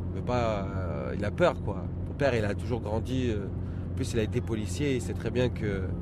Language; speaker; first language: French; native; French